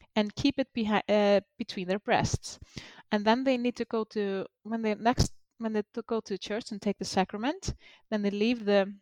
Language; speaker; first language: English; non-native, fluent; Icelandic